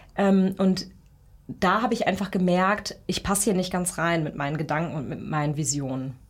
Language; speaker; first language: German; early bilingual, other home language; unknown